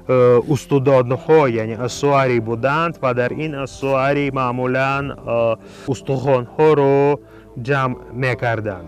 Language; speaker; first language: Persian; non-native, fluent; Russian